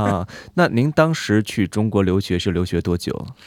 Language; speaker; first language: Chinese; native; Chinese